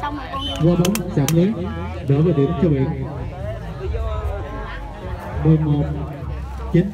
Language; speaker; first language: Vietnamese; native; Vietnamese